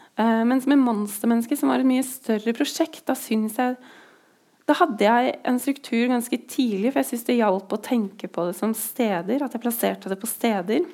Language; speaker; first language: Norwegian; native; Norwegian